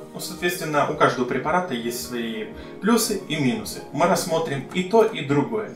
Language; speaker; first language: Russian; native; Russian